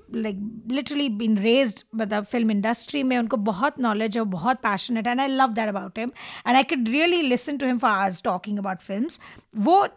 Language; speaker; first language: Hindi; non-native, local second language; Marathi